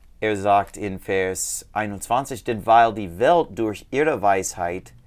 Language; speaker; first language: German; non-native, learner; English